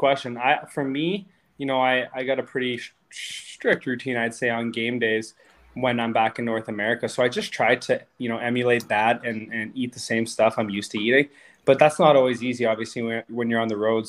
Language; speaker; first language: English; native; English